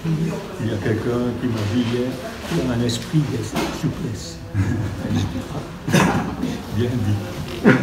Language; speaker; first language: French; non-native, local second language; Dutch